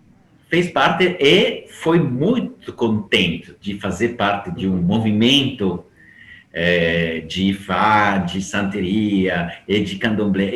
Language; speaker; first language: Portuguese; non-native, fluent; Italian